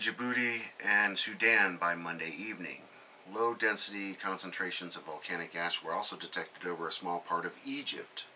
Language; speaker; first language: English; native; English